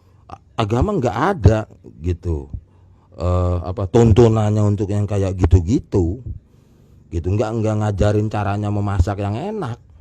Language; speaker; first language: Indonesian; native; Indonesian